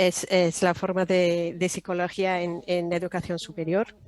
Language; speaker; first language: Spanish; non-native, fluent; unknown